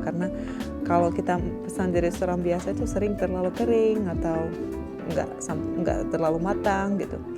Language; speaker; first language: Indonesian; non-native, fluent; Russian